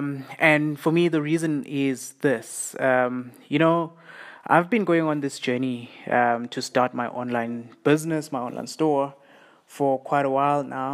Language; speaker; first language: English; non-native, local second language; South Ndebele